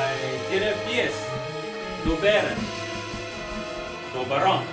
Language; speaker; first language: Russian; non-native, learner; English